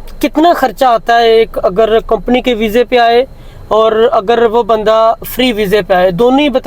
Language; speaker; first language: Hindi; native; Hindi